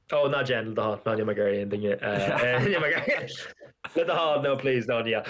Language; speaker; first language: Irish; native; Irish